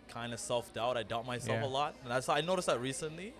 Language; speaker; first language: English; early bilingual, other home language; Amharic